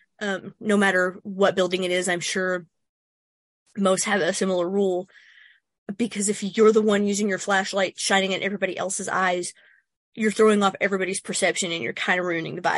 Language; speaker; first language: English; native; English